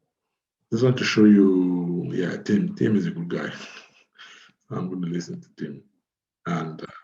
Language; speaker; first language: English; non-native, fluent; French